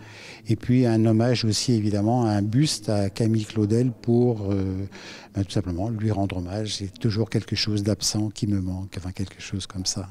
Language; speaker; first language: French; native; French